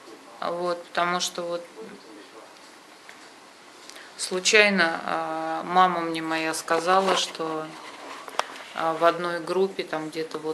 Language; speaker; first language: Russian; native; Russian